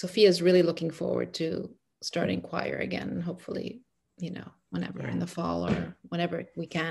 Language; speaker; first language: English; non-native, fluent; Arabic